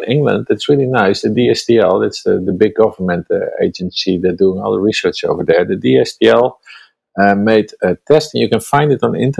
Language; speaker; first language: English; non-native, fluent; Dutch